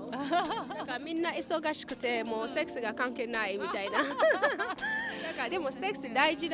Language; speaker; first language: Japanese; non-native, learner; English